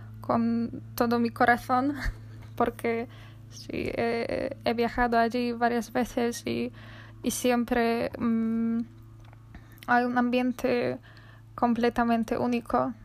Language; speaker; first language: Spanish; non-native, fluent; Polish